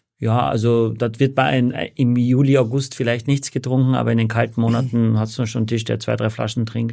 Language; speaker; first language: German; native; German